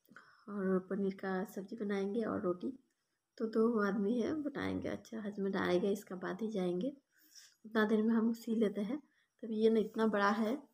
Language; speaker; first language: Hindi; non-native, local second language; Bangla